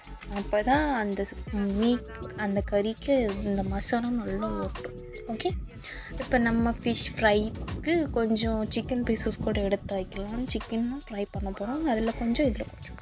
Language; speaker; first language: Tamil; early bilingual, heritage; Tamil